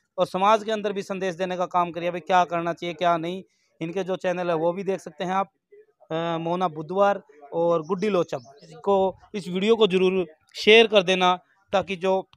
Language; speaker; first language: Hindi; native; Hindi